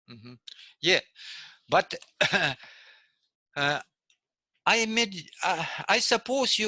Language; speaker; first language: English; non-native, learner; Russian